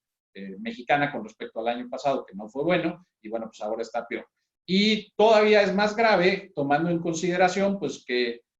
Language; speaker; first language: Spanish; native; Spanish